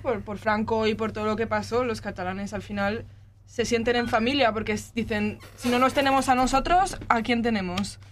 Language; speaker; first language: Spanish; early bilingual, other home language; Catalan